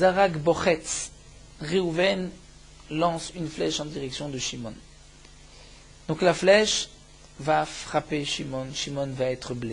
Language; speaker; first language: French; native; French